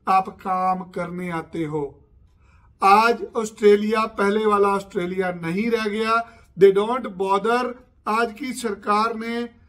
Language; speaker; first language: Hindi; non-native, local second language; Punjabi